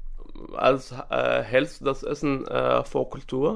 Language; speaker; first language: German; non-native, fluent; Arabic